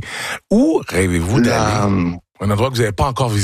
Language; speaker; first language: French; native; French